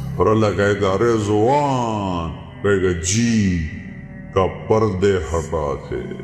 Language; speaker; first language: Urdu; non-native, local second language; Punjabi